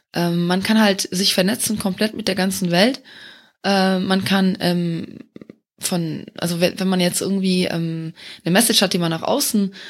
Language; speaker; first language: German; non-native, local second language; Luxembourgish